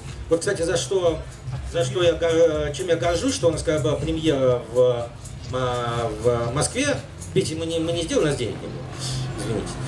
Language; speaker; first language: Russian; native; Russian